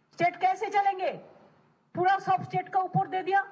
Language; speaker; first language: Hindi; non-native, local second language; Bangla